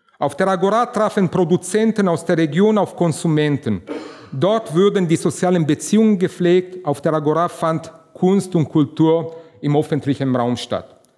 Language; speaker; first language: German; non-native, fluent; Italian